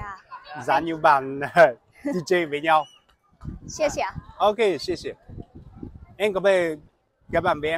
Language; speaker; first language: Vietnamese; non-native, fluent; Chinese